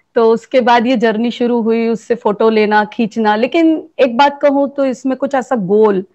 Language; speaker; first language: Hindi; native; Hindi